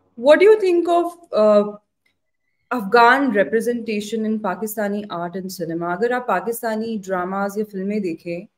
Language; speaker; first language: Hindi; native; Hindi